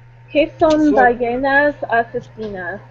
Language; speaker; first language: Spanish; non-native, learner; English